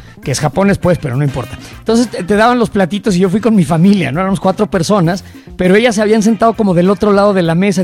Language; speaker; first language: Spanish; native; Spanish